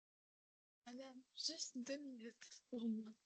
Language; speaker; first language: French; non-native, learner; Arabic